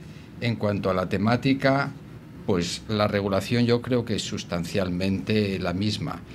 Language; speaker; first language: Spanish; native; Spanish